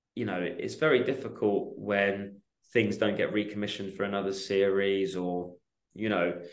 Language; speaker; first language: English; native; English